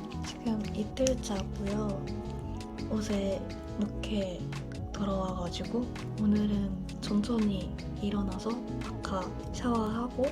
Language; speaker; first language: Korean; non-native, fluent; Japanese